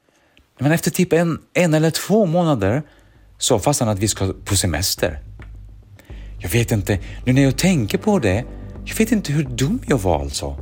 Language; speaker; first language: Swedish; early bilingual, other home language; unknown